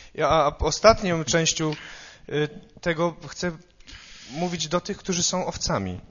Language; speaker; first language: Polish; native; Polish